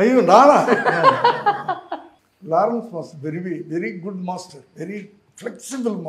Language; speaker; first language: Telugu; non-native, learner; Tamil